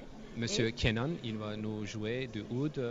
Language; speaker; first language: French; non-native, fluent; Turkish